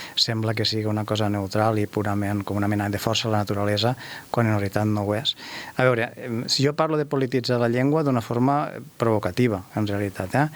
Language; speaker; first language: Catalan; native; Catalan